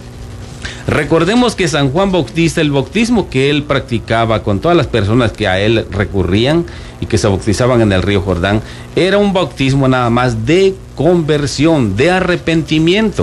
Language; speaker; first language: Spanish; native; Spanish